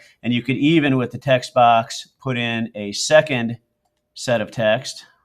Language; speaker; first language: English; native; English